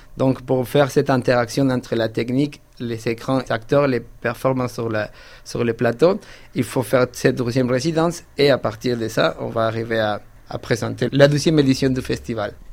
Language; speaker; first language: French; non-native, fluent; Spanish